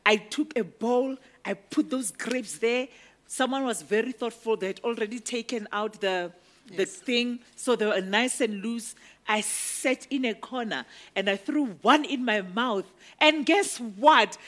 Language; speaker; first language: English; non-native, local second language; Northern Sotho